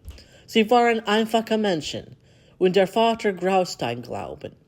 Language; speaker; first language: German; non-native, learner; English